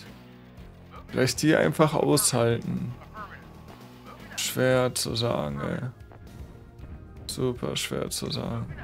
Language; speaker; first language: German; native; German